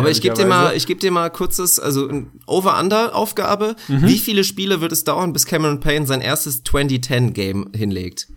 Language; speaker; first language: German; native; German